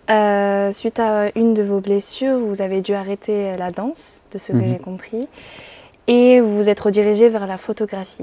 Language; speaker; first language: French; native; French